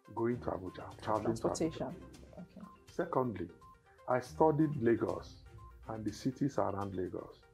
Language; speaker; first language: English; non-native, local second language; Igbo